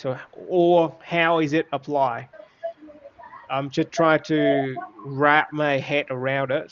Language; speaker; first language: English; non-native, fluent; Vietnamese